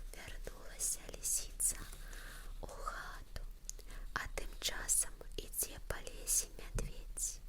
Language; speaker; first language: Belarusian; non-native, local second language; Russian